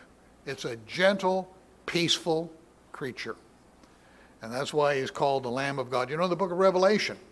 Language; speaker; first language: English; native; English